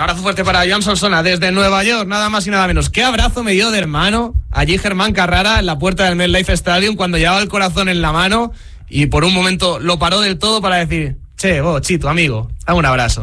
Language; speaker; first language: Spanish; native; Spanish